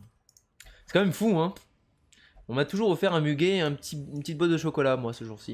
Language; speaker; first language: French; native; French